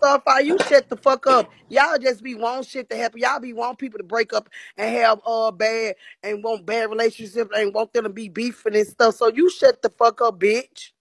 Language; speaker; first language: English; native; English